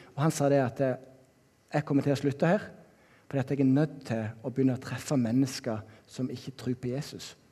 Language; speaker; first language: Norwegian; native; Norwegian